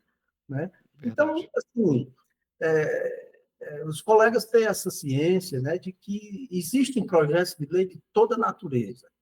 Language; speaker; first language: Portuguese; native; Portuguese